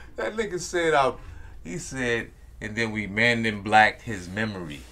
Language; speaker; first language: English; native; English